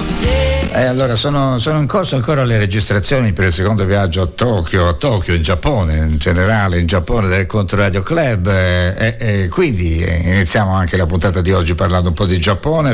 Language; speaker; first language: Italian; native; Italian